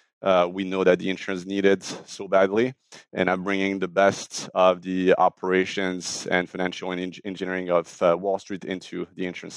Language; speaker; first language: English; non-native, fluent; French